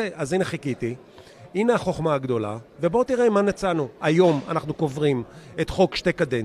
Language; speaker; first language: Hebrew; native; Hebrew